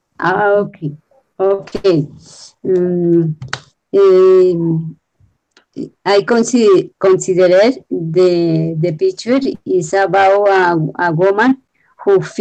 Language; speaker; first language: English; non-native, learner; Spanish